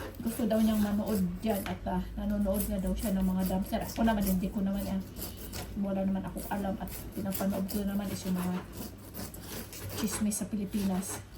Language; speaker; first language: Filipino; native; Filipino